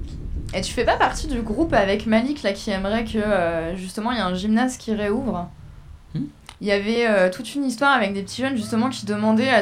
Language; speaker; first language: French; native; French